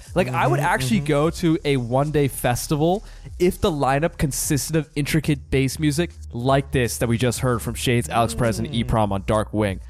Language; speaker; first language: English; early bilingual, other home language; Hindi